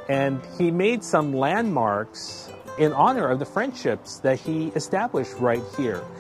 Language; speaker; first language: English; native; English